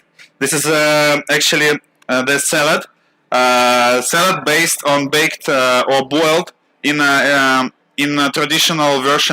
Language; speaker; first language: English; non-native, learner; Russian